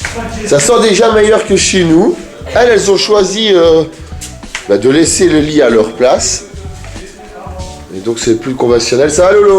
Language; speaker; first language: French; native; French